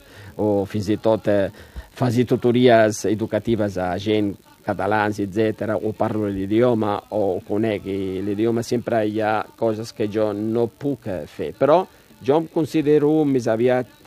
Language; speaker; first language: Catalan; non-native, fluent; Riffian